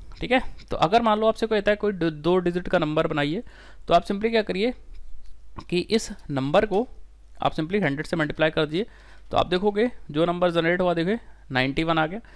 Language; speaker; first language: Hindi; native; Hindi